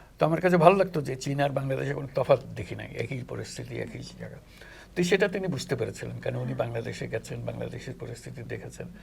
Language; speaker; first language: Bangla; native; Bangla